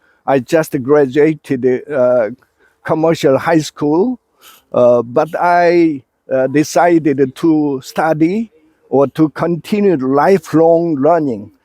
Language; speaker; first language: English; non-native, fluent; Korean